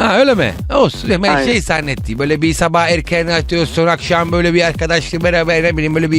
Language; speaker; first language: Turkish; non-native, learner; Italian